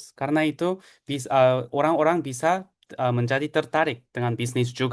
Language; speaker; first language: Indonesian; non-native, fluent; Korean